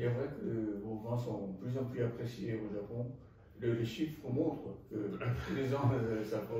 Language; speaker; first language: French; non-native, fluent; Japanese